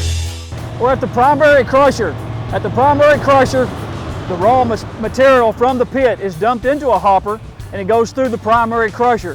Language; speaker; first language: English; native; English